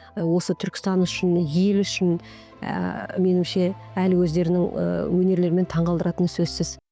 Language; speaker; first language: Kazakh; native; Kazakh